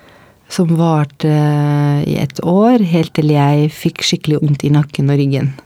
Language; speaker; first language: Norwegian; non-native, fluent; Arabic